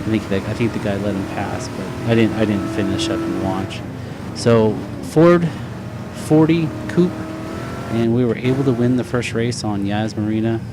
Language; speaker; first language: English; native; English